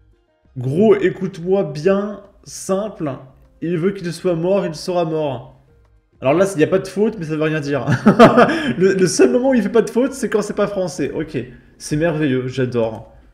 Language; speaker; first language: French; native; French